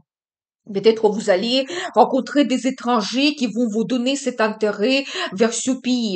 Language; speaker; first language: French; non-native, fluent; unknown